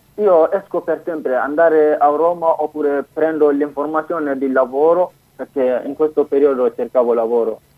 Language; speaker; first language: Italian; non-native, learner; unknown